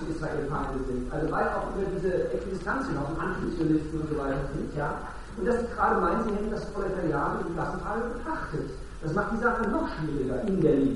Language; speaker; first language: German; native; German